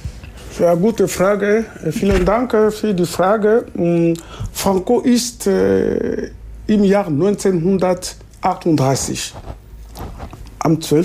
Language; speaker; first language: German; non-native, fluent; Lingala